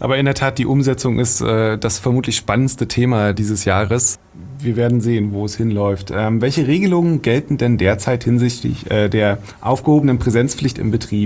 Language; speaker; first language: German; native; German